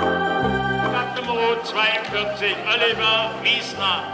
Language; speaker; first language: German; native; German